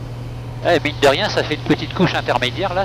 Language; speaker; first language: French; native; French